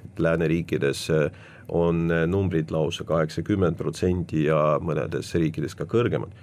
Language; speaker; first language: Estonian; non-native, local second language; Russian